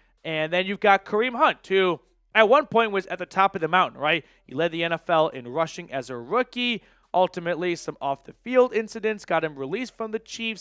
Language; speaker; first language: English; native; English